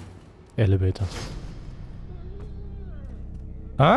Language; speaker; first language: Korean; non-native, learner; German